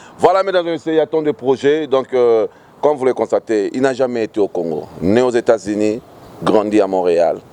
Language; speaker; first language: French; non-native, local second language; Lingala